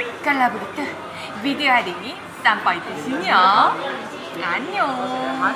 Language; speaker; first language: Indonesian; non-native, fluent; Korean